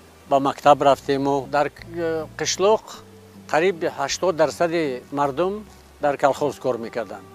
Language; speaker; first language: Persian; non-native, local second language; Shughni